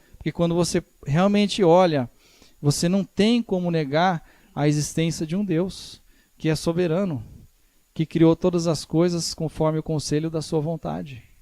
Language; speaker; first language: Portuguese; native; Portuguese